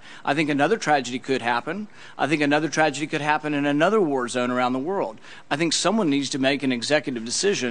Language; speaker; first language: English; native; English